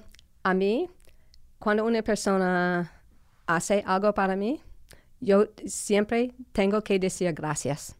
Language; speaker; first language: Spanish; non-native, fluent; English